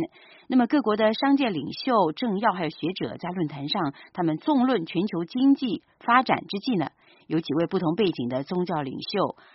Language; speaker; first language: Chinese; native; Chinese